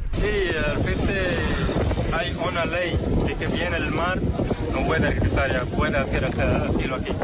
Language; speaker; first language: Spanish; non-native, learner; Arabic